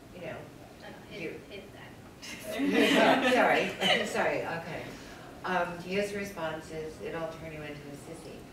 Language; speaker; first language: English; native; English